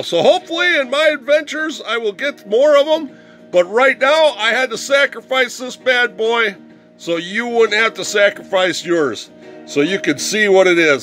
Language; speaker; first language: English; native; English